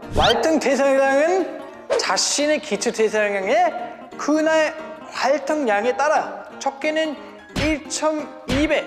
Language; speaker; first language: Korean; non-native, fluent; German